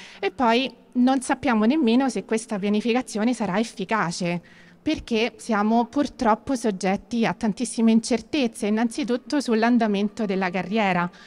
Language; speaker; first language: Italian; native; Italian